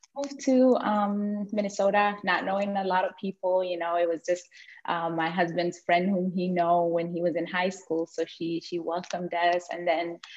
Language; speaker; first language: English; non-native, fluent; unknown